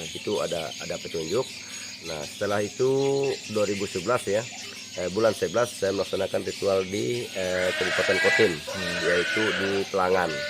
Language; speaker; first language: Indonesian; non-native, local second language; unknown